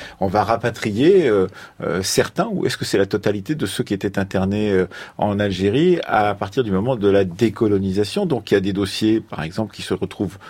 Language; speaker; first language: French; native; French